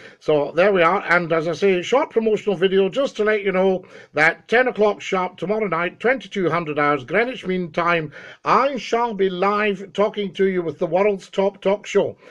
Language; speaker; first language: English; native; English